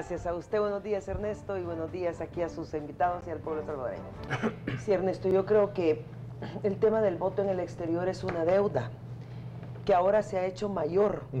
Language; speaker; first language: Spanish; native; Spanish